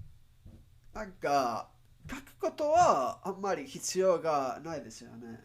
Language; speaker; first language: Japanese; non-native, learner; Spanish